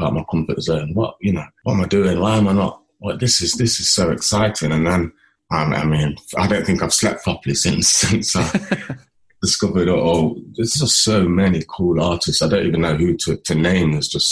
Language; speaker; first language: English; native; English